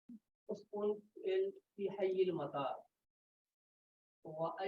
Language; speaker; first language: Arabic; non-native, learner; Urdu